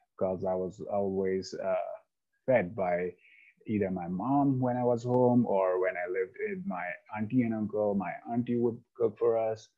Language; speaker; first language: English; non-native, local second language; Hindi